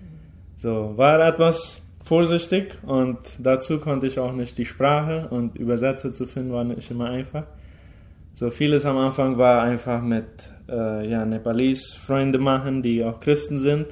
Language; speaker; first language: German; early bilingual, heritage; German